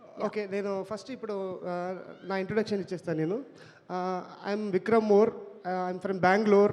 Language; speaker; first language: Telugu; non-native, local second language; Kannada